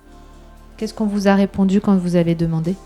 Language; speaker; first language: French; native; French